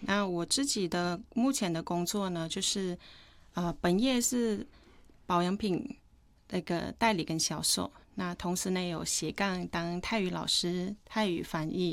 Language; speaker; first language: Chinese; non-native, fluent; Thai